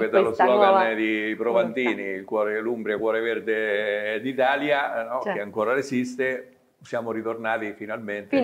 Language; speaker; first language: Italian; native; Italian